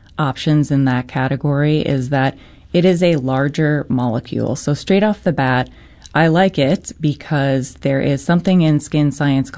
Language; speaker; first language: English; native; English